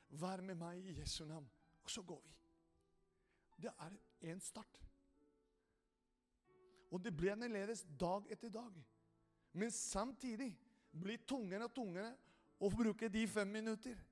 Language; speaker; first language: Norwegian; non-native, fluent; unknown